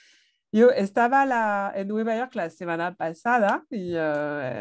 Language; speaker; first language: Spanish; non-native, fluent; French